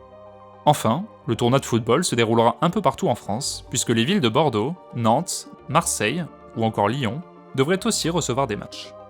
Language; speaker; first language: French; native; French